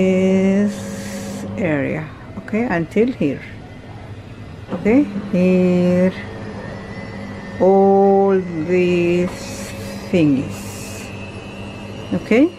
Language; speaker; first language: English; non-native, learner; Arabic